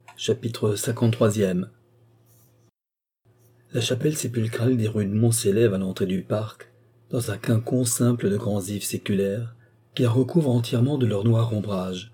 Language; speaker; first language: French; native; French